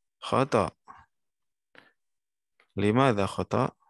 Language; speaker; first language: Arabic; non-native, fluent; Indonesian